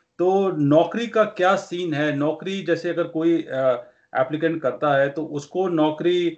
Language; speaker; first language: Hindi; non-native, local second language; Punjabi